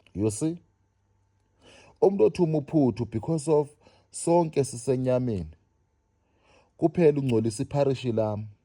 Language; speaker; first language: Zulu; non-native, local second language; Xhosa